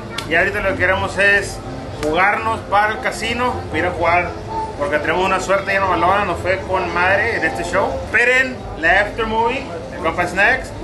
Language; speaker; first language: Spanish; early bilingual, heritage; Spanish